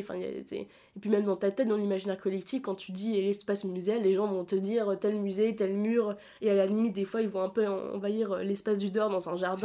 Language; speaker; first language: French; native; French